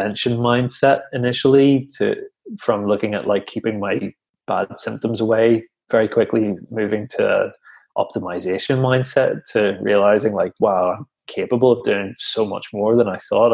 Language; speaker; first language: English; native; English